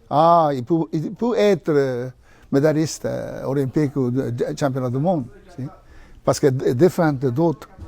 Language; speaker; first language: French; non-native, learner; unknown